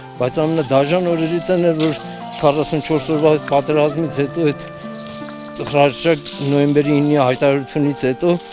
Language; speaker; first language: Armenian; early bilingual, heritage; Armenian